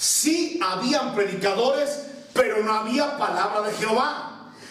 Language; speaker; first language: Spanish; native; Spanish